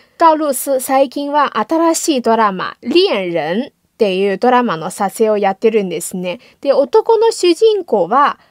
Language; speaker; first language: Japanese; non-native, fluent; Chinese